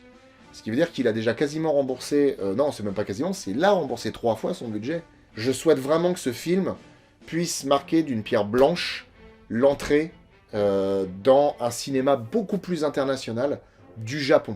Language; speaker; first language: French; native; French